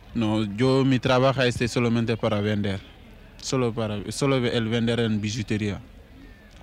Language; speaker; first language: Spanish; non-native, learner; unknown